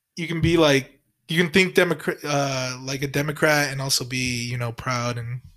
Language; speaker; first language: English; early bilingual, other home language; Spanish